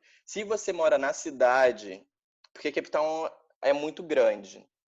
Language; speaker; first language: Portuguese; native; Portuguese